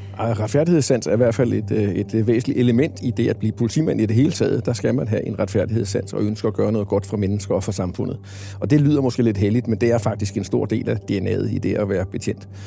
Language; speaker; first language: Danish; native; Danish